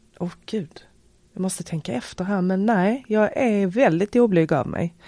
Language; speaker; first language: Swedish; native; Swedish